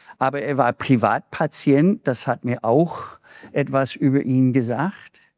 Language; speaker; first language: German; non-native, fluent; English